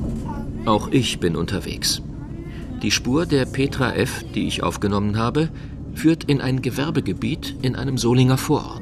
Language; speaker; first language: German; native; German